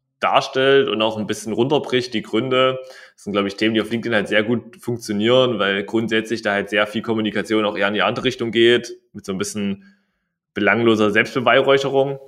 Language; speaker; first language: German; native; German